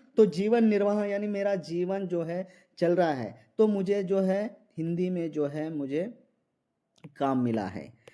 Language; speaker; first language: Hindi; non-native, local second language; Marathi